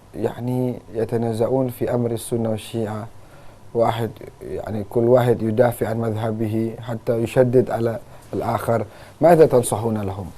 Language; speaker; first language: Arabic; non-native, fluent; Indonesian